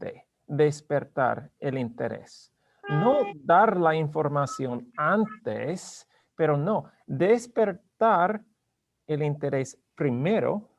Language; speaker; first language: Spanish; non-native, learner; English